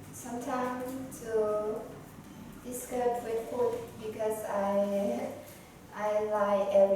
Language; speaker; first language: English; non-native, learner; Vietnamese